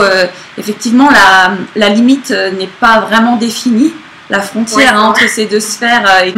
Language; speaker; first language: French; native; French